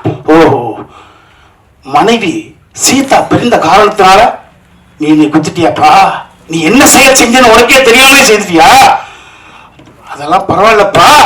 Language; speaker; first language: Tamil; native; Tamil